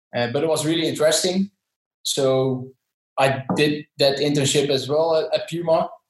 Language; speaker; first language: English; non-native, fluent; Dutch